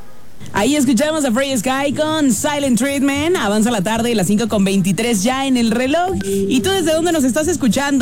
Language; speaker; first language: Spanish; native; Spanish